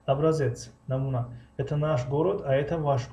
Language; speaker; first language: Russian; non-native, fluent; Tajik